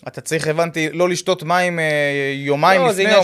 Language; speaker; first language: Hebrew; native; Hebrew